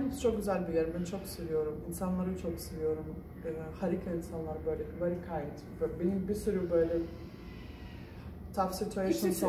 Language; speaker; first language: Turkish; non-native, fluent; Russian